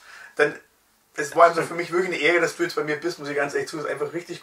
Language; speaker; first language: German; native; German